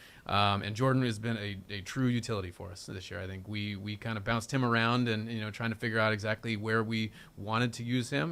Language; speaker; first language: English; native; English